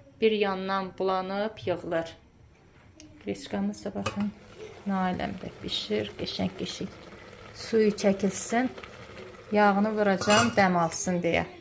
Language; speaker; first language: Azerbaijani; early bilingual, heritage; Azerbaijani